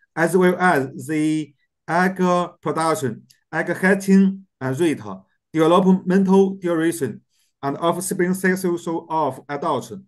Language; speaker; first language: English; non-native, learner; Chinese